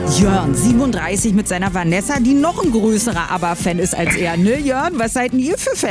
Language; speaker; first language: German; native; German